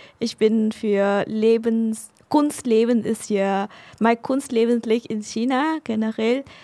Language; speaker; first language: German; non-native, learner; Vietnamese